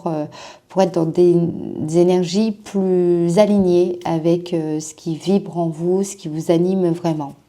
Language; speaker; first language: French; native; French